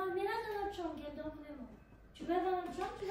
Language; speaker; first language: French; native; French